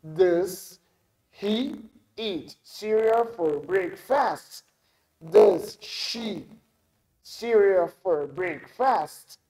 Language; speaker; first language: English; non-native, fluent; Portuguese